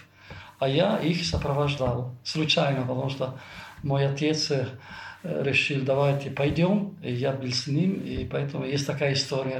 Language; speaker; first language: Russian; non-native, fluent; Italian